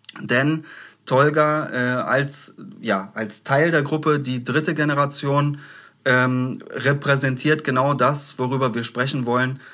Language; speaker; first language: German; native; German